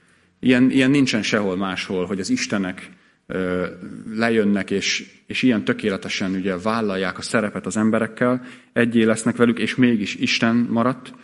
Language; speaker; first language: Hungarian; native; Hungarian